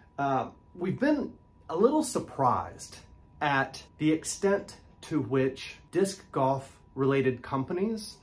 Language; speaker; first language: English; native; English